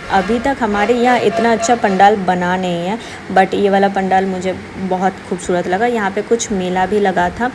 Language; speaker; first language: Hindi; non-native, local second language; Bangla